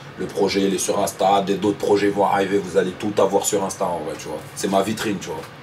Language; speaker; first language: French; early bilingual, other home language; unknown